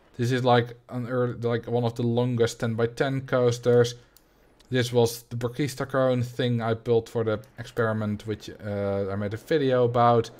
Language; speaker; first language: English; non-native, fluent; Dutch